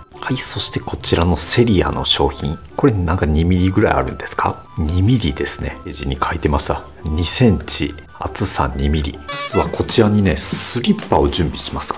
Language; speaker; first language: Japanese; native; Japanese